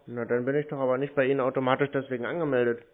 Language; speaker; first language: German; native; German